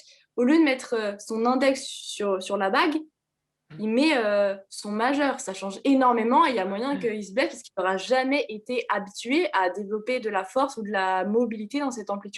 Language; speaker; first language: French; native; French